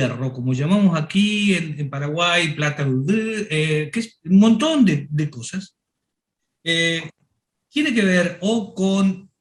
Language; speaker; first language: Spanish; native; Spanish